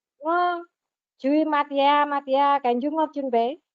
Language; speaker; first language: Cantonese; non-native, learner; Indonesian